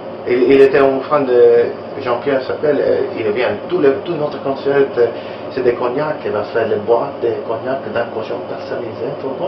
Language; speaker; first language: French; non-native, learner; Italian